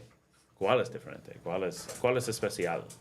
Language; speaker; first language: Spanish; non-native, learner; English